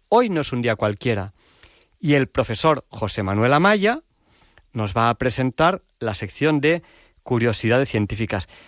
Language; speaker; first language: Spanish; native; Spanish